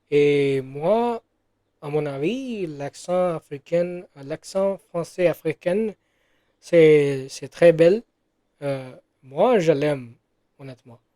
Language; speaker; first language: French; non-native, learner; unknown